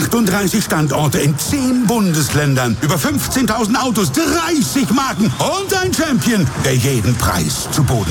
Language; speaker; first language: German; native; German